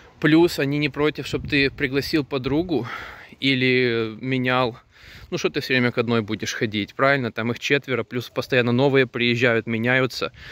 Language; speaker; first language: Russian; native; Russian